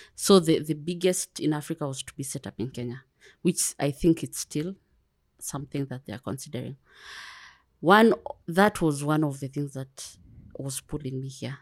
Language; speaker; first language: English; non-native, local second language; Kikuyu